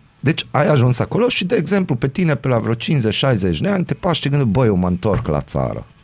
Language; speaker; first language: Romanian; non-native, local second language; Hungarian